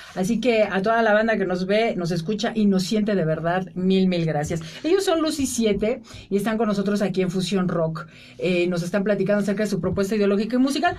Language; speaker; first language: Spanish; native; Spanish